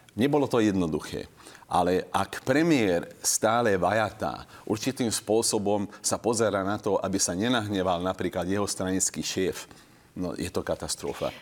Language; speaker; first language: Slovak; non-native, local second language; Hungarian